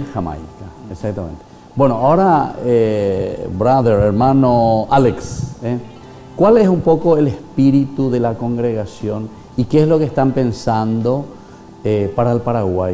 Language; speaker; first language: Spanish; native; Spanish